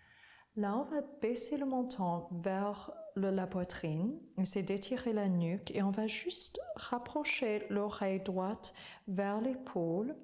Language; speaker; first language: French; non-native, fluent; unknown